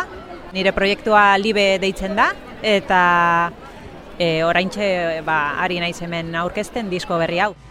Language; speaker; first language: Basque; non-native, local second language; Spanish